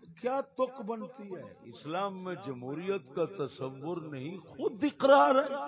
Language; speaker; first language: Urdu; non-native, local second language; Punjabi